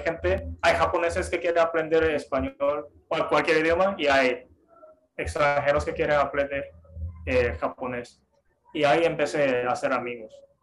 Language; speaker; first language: Spanish; non-native, fluent; Japanese